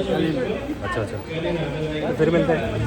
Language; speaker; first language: Hindi; non-native, fluent; Telugu